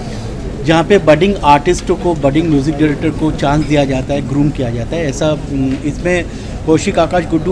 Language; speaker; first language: Hindi; non-native, local second language; Bangla